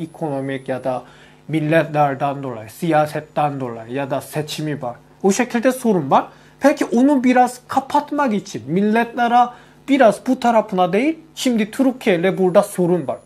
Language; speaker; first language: Turkish; non-native, learner; Korean